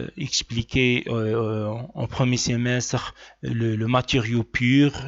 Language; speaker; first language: French; non-native, local second language; Arabic